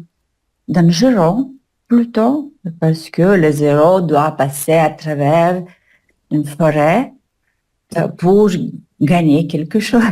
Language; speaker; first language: French; non-native, learner; Russian